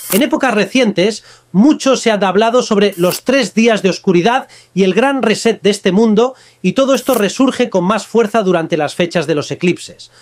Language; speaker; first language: Spanish; native; Spanish